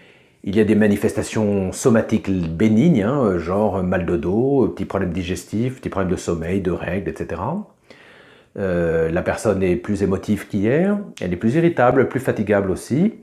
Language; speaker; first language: French; native; French